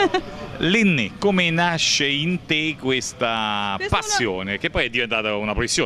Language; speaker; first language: Italian; native; Italian